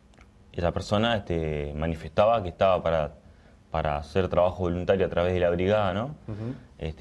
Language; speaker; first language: Spanish; native; Spanish